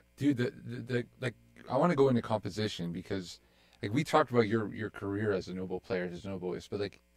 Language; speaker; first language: English; native; English